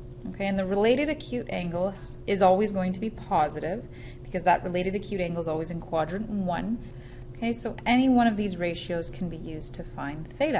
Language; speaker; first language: English; native; English